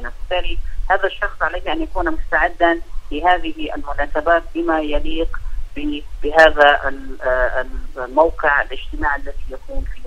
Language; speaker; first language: Arabic; native; Arabic